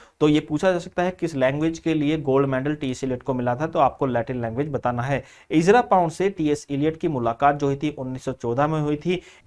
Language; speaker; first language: Hindi; native; Hindi